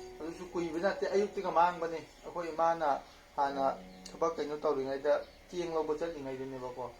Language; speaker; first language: Manipuri; native; Manipuri